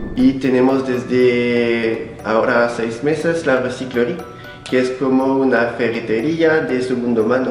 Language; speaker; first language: Spanish; non-native, fluent; French